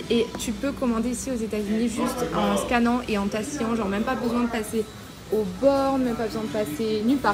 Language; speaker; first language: French; native; French